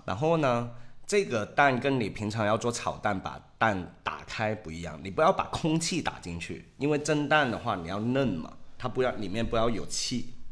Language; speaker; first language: Chinese; non-native, local second language; Cantonese